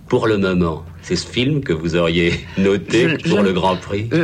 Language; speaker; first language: French; native; French